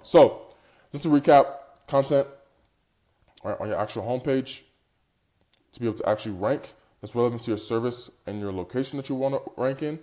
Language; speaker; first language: English; native; English